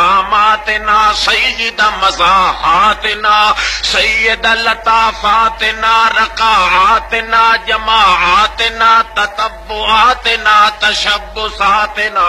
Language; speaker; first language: Arabic; non-native, fluent; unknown